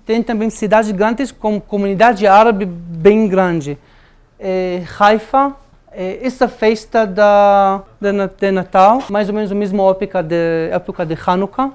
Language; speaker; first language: Portuguese; non-native, fluent; Arabic